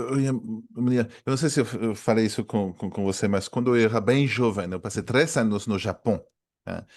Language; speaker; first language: Portuguese; non-native, fluent; French